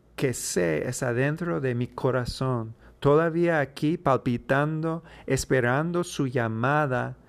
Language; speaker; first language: Spanish; non-native, fluent; English